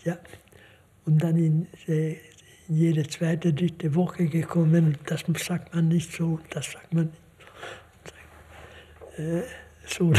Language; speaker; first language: German; non-native, fluent; Hungarian